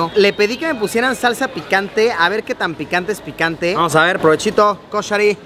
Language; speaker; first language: Spanish; native; Spanish